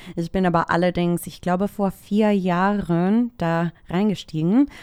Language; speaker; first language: German; non-native, fluent; Spanish